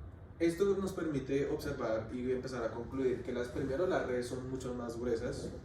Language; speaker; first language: Spanish; native; Spanish